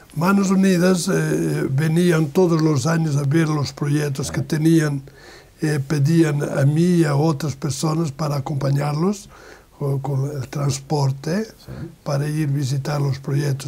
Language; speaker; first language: Spanish; non-native, learner; Portuguese